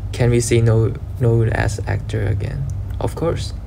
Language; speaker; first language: English; non-native, learner; Thai